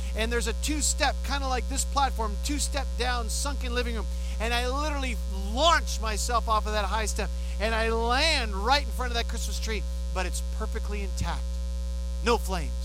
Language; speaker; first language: English; native; English